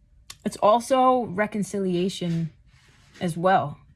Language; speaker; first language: English; native; English